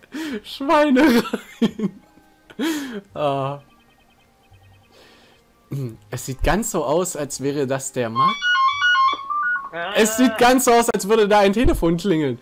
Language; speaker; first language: German; native; German